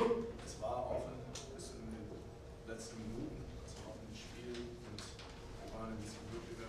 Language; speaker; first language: German; non-native, learner; English